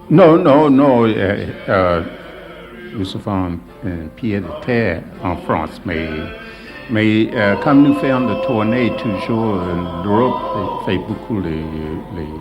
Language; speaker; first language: French; non-native, learner; English